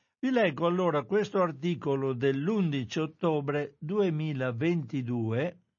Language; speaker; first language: Italian; native; Italian